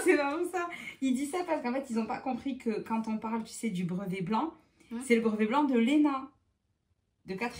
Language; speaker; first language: French; native; French